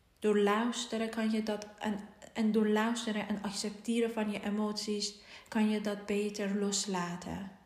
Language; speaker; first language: Dutch; non-native, fluent; Persian